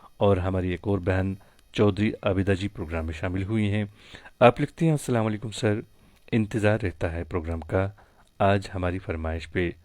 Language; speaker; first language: Hindi; non-native, local second language; Kashmiri